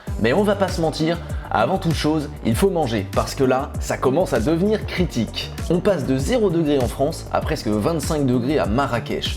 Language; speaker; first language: French; native; French